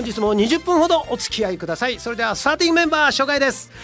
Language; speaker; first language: Japanese; native; Japanese